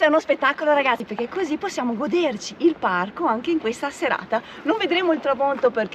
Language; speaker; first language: Italian; native; Italian